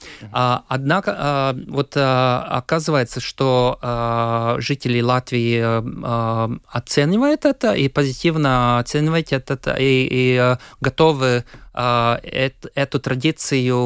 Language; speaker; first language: Russian; non-native, local second language; Latvian